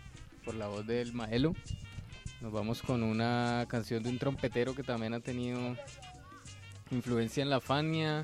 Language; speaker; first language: Spanish; native; Spanish